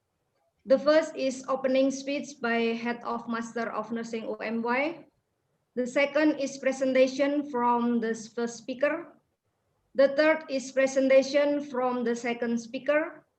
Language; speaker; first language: English; non-native, fluent; Indonesian